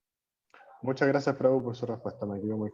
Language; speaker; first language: Spanish; native; Spanish